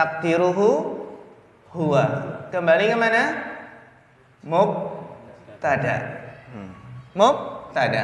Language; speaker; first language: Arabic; non-native, fluent; Indonesian